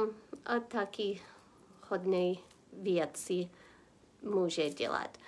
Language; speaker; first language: Czech; non-native, learner; English